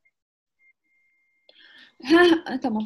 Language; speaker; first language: Turkish; native; Turkish